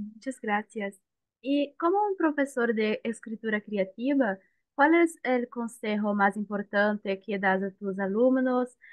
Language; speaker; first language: Spanish; non-native, learner; Portuguese